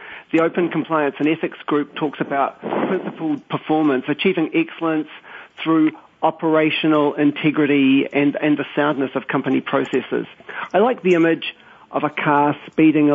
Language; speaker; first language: English; native; English